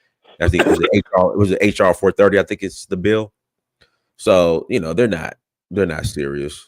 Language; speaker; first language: English; native; English